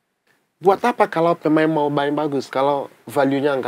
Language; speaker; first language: Indonesian; non-native, fluent; English